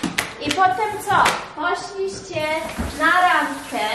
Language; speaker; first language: Polish; early bilingual, heritage; English